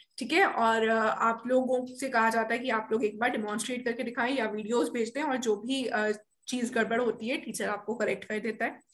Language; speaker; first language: Hindi; native; Hindi